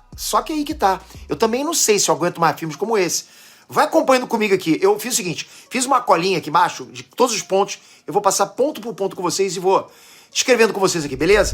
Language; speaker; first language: Portuguese; native; Portuguese